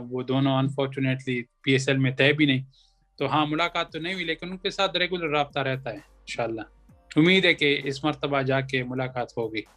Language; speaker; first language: Urdu; non-native, local second language; Pashto